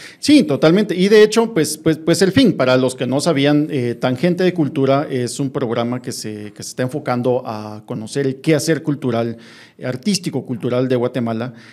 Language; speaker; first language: Spanish; native; Spanish